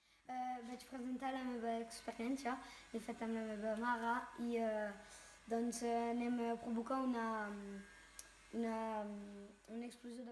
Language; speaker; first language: Catalan; non-native, local second language; French